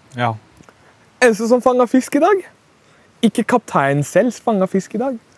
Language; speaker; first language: Norwegian; non-native, fluent; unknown